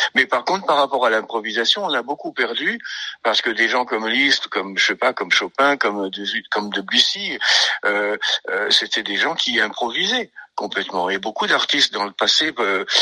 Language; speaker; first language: French; native; French